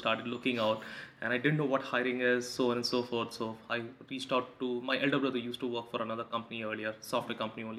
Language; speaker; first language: English; non-native, local second language; Hindi